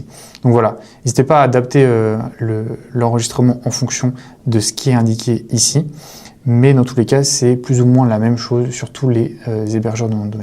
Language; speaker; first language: French; native; French